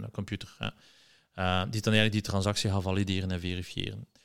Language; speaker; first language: Dutch; native; Dutch